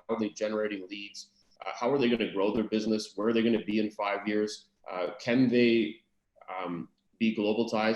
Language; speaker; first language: English; native; English